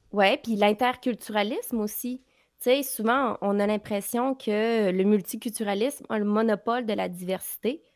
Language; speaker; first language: French; native; French